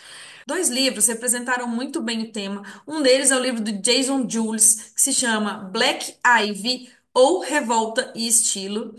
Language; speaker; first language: Portuguese; native; Portuguese